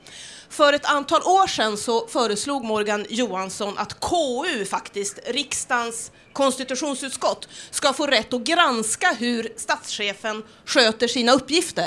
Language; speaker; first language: Swedish; native; Swedish